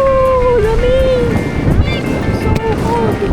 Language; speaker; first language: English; non-native, local second language; Filipino